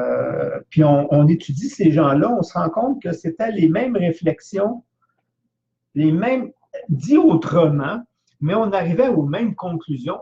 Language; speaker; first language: French; native; French